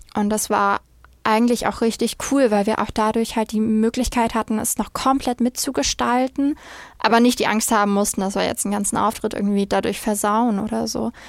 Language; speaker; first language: German; native; German